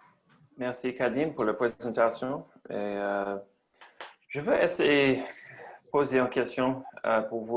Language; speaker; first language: French; non-native, learner; English